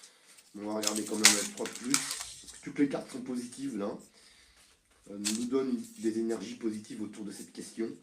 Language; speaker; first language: French; native; French